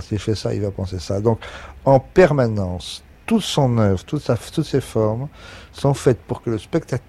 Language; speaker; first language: French; native; French